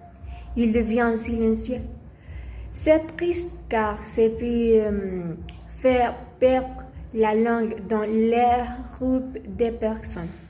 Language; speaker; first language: French; non-native, learner; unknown